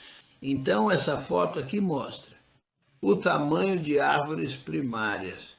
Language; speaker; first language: Portuguese; non-native, fluent; English